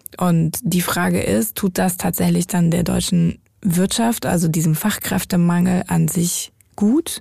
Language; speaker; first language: German; native; German